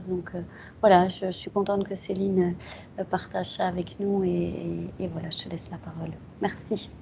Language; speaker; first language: French; native; French